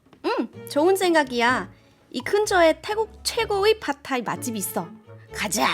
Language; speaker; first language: Korean; non-native, fluent; Thai